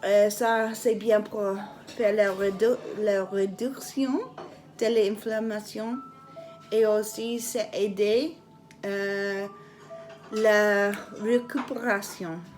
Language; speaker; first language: French; non-native, learner; English